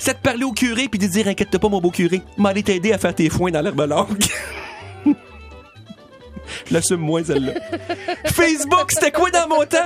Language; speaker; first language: French; native; French